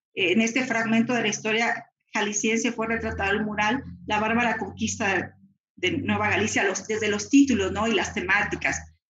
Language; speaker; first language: Spanish; native; Spanish